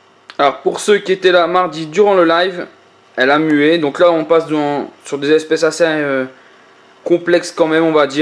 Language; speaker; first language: French; native; French